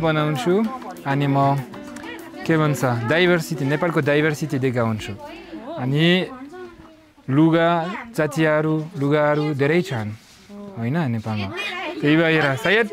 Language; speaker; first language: Nepali; non-native, learner; French